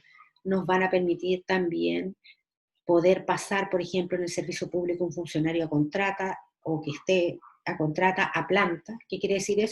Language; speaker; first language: Spanish; native; Spanish